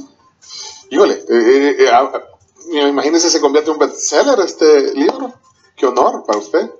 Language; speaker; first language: Spanish; native; Spanish